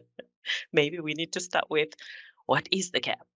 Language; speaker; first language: English; non-native, local second language; Shona